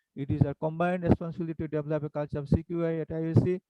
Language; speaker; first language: English; non-native, local second language; Bangla